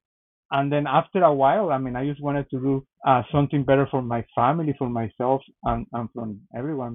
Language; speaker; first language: English; non-native, fluent; Spanish